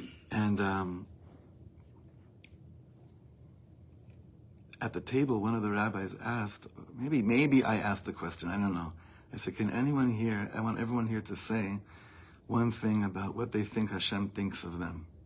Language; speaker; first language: English; native; English